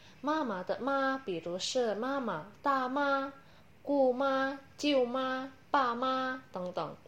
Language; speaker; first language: Chinese; non-native, learner; Indonesian